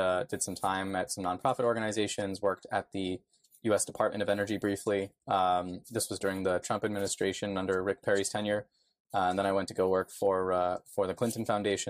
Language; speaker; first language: English; native; English